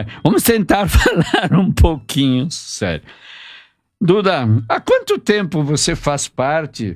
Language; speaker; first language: Portuguese; native; Portuguese